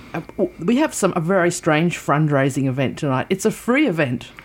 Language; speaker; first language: English; native; English